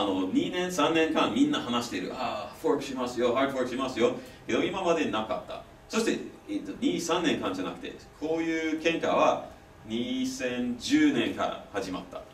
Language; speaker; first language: Japanese; non-native, fluent; English